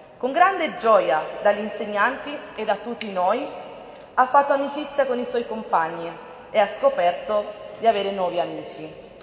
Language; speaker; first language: Italian; non-native, fluent; Spanish